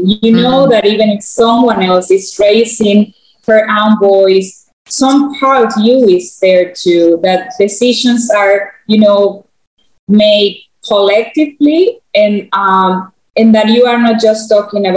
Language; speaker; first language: English; non-native, fluent; Spanish